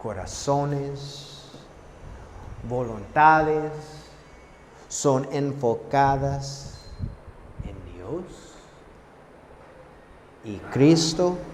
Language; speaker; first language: Spanish; non-native, fluent; English